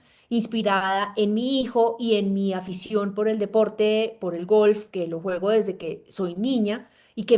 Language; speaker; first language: Spanish; native; Spanish